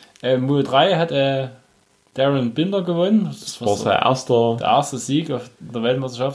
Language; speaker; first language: German; native; German